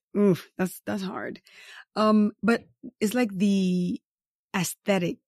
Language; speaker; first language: English; native; English